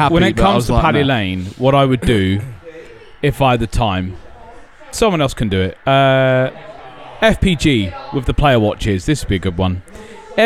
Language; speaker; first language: English; native; English